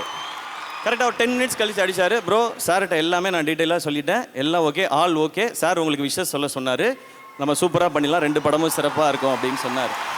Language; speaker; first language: Tamil; native; Tamil